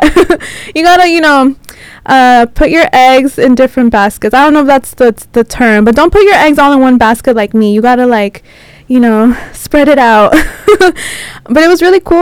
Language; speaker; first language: English; early bilingual, other home language; Spanish